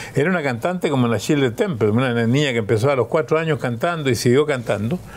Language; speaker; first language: Spanish; early bilingual, other home language; German